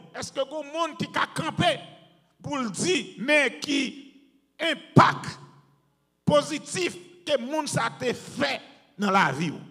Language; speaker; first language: French; native; French